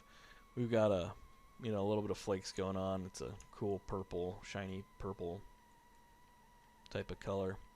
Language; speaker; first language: English; native; English